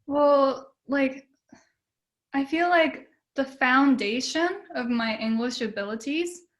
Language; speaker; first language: English; early bilingual, other home language; Japanese